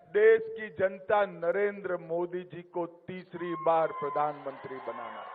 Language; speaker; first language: Hindi; non-native, local second language; Gujarati